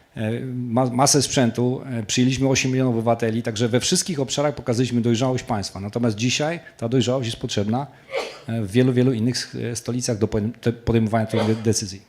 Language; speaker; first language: Polish; native; Polish